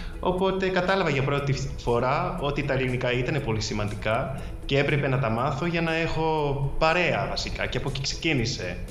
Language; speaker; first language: Greek; early bilingual, heritage; English